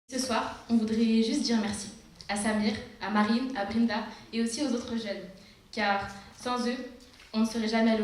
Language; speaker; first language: French; native; French